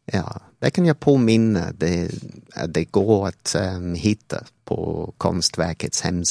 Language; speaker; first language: Swedish; non-native, fluent; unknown